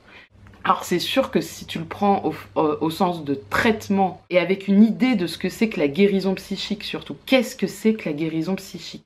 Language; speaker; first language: French; native; French